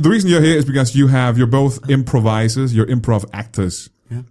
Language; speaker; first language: English; non-native, fluent; Danish